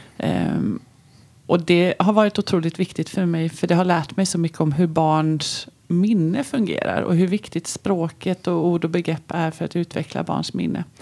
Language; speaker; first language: Swedish; native; Swedish